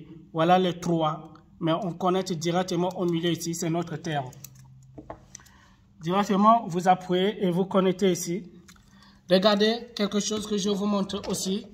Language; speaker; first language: French; non-native, local second language; Arabic